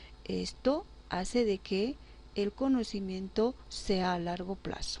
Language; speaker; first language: Spanish; native; Spanish